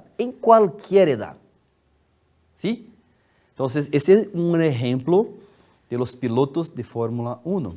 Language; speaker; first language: Spanish; non-native, fluent; Portuguese